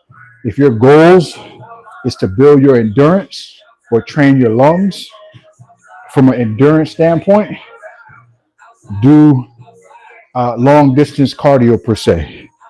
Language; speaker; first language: English; native; English